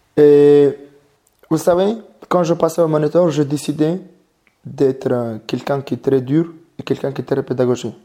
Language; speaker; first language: French; non-native, learner; Mongolian